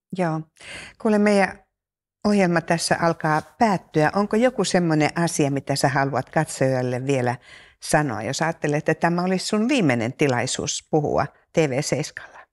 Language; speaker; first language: Finnish; native; Finnish